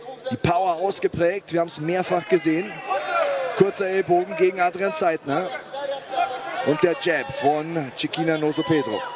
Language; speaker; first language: German; native; German